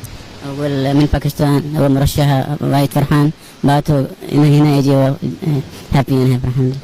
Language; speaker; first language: Arabic; non-native, learner; Urdu